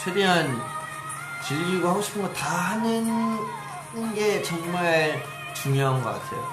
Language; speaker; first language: Korean; early bilingual, heritage; Korean